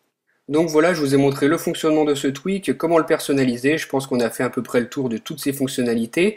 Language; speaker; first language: French; native; French